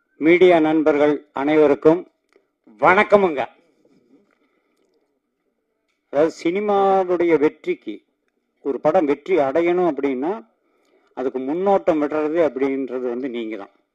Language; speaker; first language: Tamil; native; Tamil